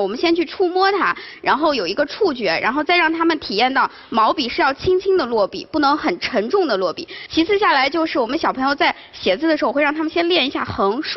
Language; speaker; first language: Chinese; native; Chinese